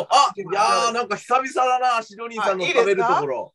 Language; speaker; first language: Japanese; native; Japanese